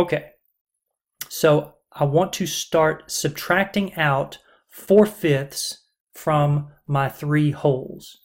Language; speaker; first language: English; native; English